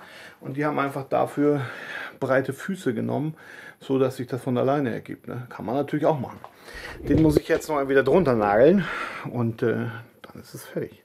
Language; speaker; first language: German; native; German